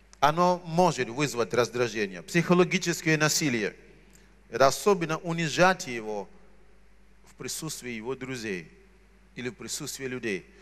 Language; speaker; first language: Russian; non-native, fluent; Shona